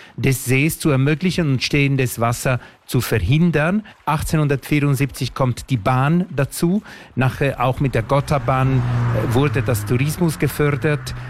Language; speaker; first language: German; non-native, local second language; Italian